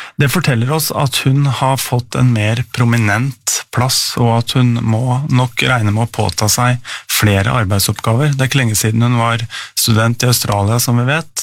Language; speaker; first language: Norwegian; native; Norwegian